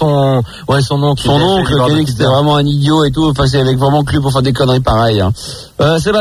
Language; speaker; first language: French; native; French